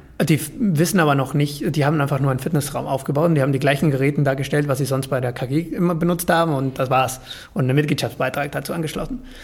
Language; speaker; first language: German; non-native, fluent; Spanish